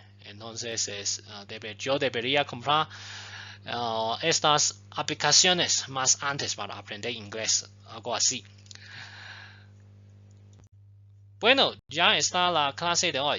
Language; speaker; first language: Spanish; non-native, fluent; Chinese